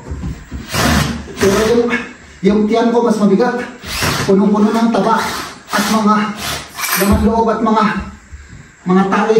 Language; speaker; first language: Filipino; native; Filipino